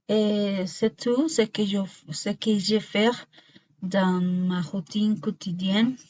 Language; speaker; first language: French; non-native, learner; Spanish